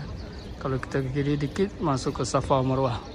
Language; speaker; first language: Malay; early bilingual, heritage; Malay